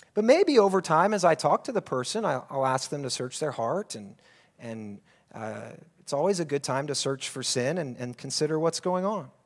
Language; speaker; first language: English; native; English